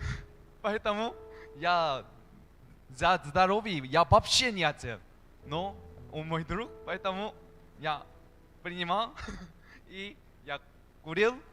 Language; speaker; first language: Russian; non-native, learner; Korean